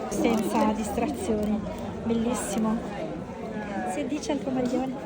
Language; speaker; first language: Italian; native; Italian